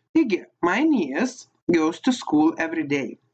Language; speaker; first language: English; non-native, fluent; Lithuanian